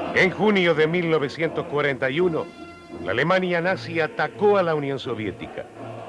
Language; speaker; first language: Spanish; native; Spanish